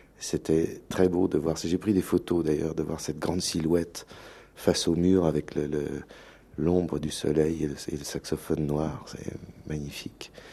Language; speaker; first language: French; native; French